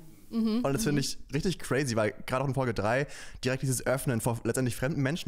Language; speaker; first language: German; native; German